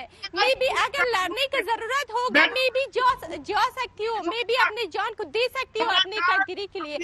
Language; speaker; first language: Hindi; non-native, fluent; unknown